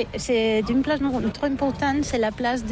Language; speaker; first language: French; non-native, learner; Catalan